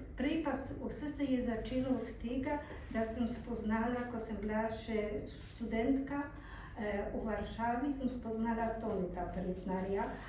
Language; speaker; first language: Slovenian; non-native, fluent; Polish